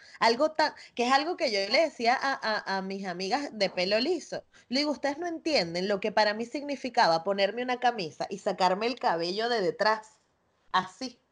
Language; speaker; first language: Spanish; native; Spanish